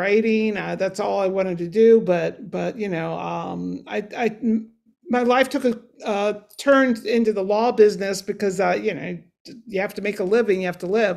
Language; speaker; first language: English; native; English